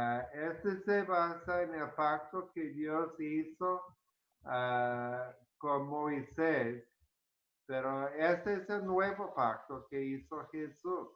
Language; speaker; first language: Spanish; early bilingual, heritage; Spanish